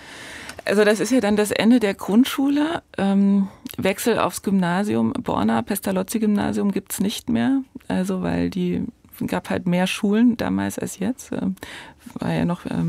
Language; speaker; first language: German; native; German